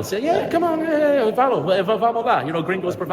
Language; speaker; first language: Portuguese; non-native, learner; English